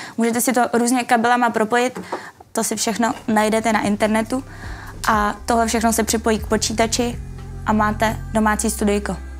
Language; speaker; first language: Czech; native; Czech